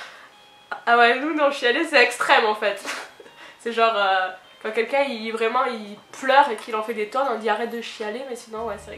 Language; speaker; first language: French; native; French